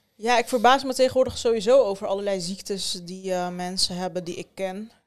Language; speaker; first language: Dutch; early bilingual, other home language; Turkish